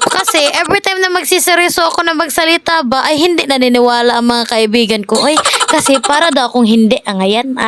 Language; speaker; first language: Filipino; non-native, local second language; Cebuano